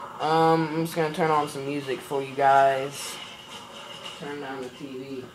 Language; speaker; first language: English; native; English